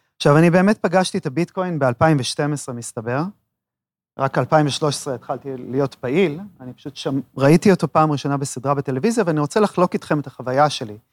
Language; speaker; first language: Hebrew; native; Hebrew